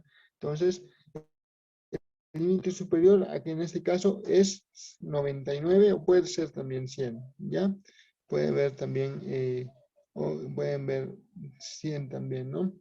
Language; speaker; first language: Spanish; native; Spanish